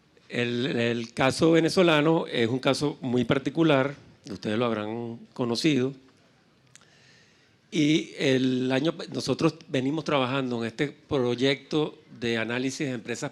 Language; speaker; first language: Spanish; native; Spanish